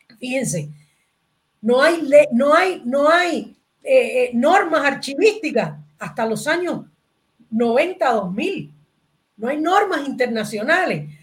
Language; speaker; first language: Spanish; native; Spanish